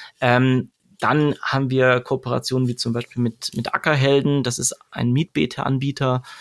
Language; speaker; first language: German; native; German